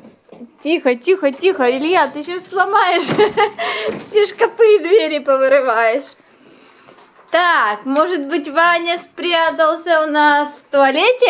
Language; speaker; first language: Russian; native; Russian